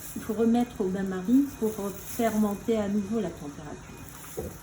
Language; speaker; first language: French; non-native, local second language; Arabic